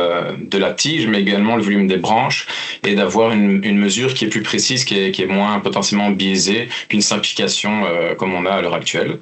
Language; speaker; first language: French; native; French